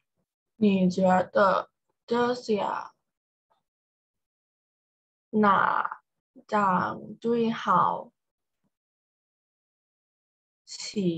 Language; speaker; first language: Chinese; non-native, learner; Thai